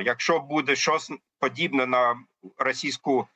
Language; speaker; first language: Ukrainian; non-native, fluent; German